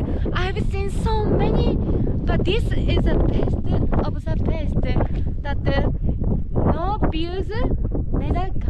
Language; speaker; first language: English; non-native, fluent; Japanese